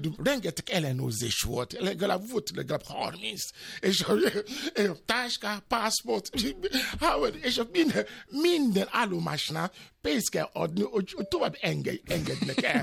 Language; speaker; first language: Hungarian; non-native, learner; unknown